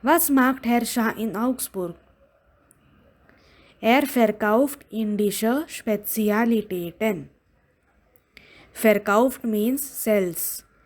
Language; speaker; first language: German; non-native, fluent; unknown